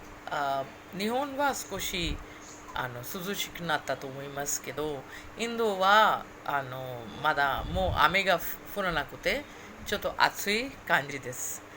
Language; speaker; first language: Japanese; non-native, fluent; Hindi